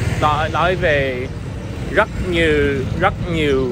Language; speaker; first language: Vietnamese; non-native, learner; English